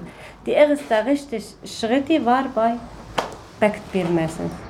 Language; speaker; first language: German; non-native, learner; Arabic